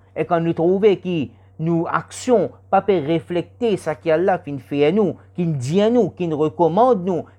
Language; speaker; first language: French; non-native, learner; Morisyen